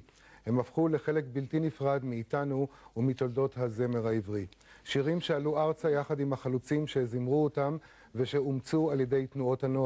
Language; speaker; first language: Hebrew; native; Hebrew